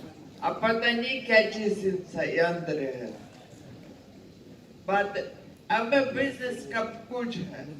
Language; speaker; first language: Hindi; non-native, learner; Ukrainian